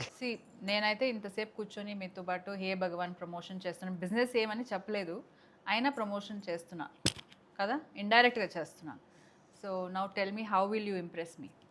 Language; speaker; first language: Telugu; non-native, fluent; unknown